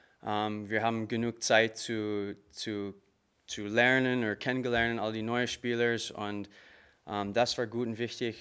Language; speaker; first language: German; non-native, learner; English